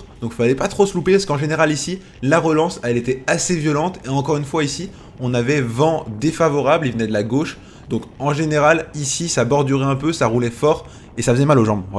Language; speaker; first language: French; native; French